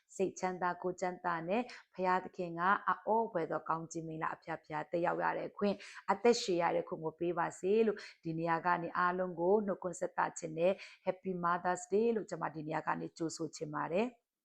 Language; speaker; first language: Burmese; non-native, local second language; Tedim Chin